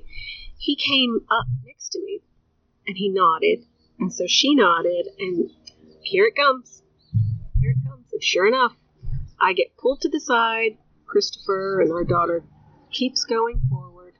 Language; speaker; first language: English; early bilingual, other home language; Spanish